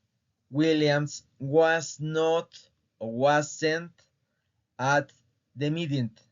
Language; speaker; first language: English; non-native, fluent; Spanish